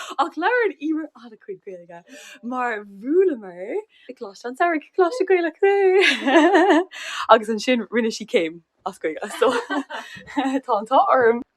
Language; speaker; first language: Irish; non-native, local second language; English